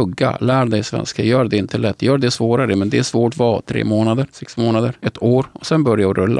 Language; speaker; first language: Swedish; non-native, fluent; Arabic